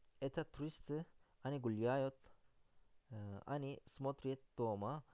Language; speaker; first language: Russian; non-native, learner; Turkish